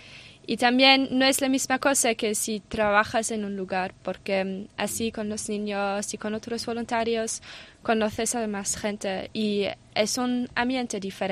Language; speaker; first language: Spanish; non-native, learner; German